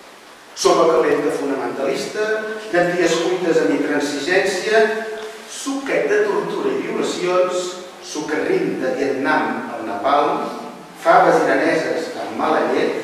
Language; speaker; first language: Catalan; native; Catalan